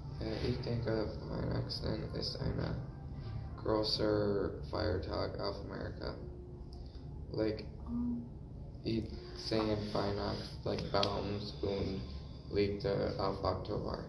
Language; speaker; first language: German; non-native, learner; English